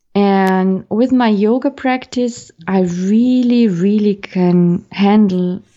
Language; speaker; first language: English; non-native, fluent; German